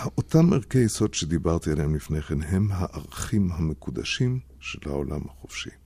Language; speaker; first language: Hebrew; non-native, fluent; German